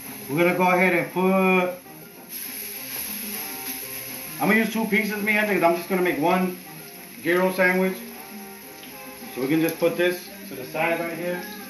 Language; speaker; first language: English; early bilingual, other home language; Spanish